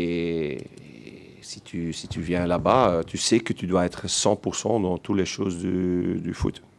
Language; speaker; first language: French; non-native, local second language; Dutch